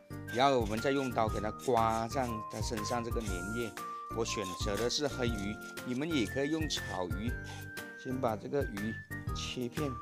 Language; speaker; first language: Chinese; native; Chinese